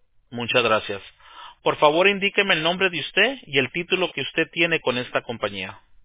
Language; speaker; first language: Spanish; early bilingual, heritage; Spanish